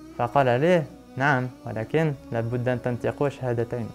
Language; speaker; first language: Arabic; non-native, learner; French